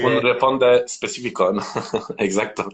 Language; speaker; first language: Spanish; non-native, learner; Turkish